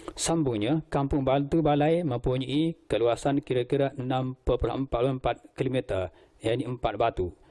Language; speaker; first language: Malay; native; Malay